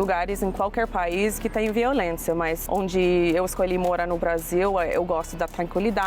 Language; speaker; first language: Portuguese; non-native, fluent; English